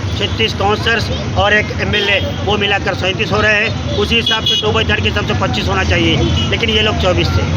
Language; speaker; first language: Hindi; native; Hindi